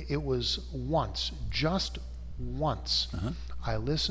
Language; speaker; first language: English; native; English